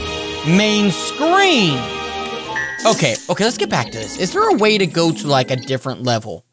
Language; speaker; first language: English; native; English